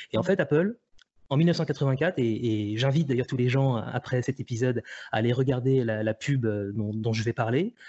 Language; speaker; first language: French; native; French